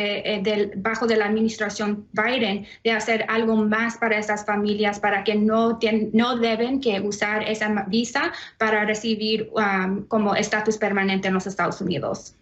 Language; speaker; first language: Spanish; early bilingual, heritage; Spanish